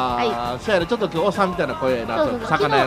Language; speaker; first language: Japanese; native; Japanese